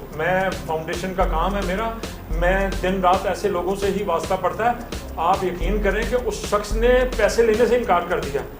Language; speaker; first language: Urdu; non-native, local second language; Punjabi